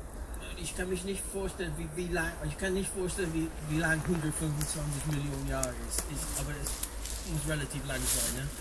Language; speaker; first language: German; non-native, fluent; English